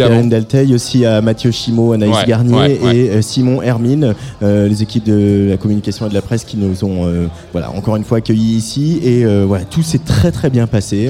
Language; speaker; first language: French; native; French